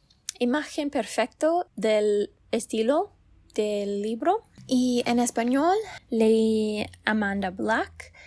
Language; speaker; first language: Spanish; non-native, learner; English